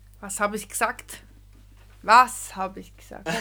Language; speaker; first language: German; native; German